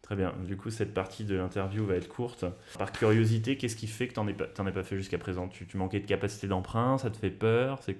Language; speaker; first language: French; native; French